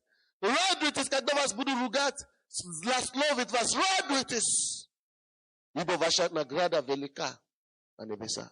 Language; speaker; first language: Russian; non-native, fluent; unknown